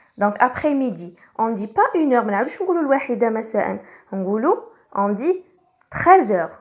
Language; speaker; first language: French; non-native, local second language; Arabic